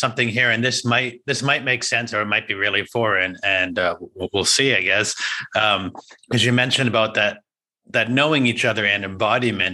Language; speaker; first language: English; native; English